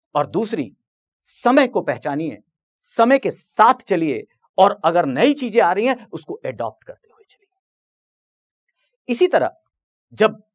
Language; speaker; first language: Hindi; native; Hindi